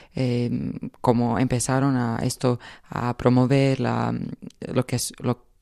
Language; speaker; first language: Spanish; non-native, fluent; Croatian